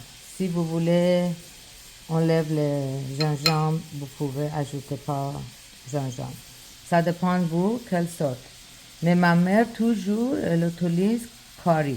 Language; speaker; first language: French; non-native, learner; Persian